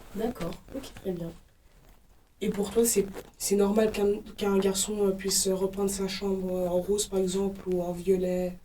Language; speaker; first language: French; native; French